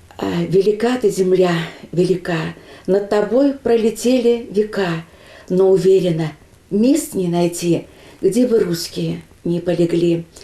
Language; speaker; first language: Russian; non-native, local second language; Chuvash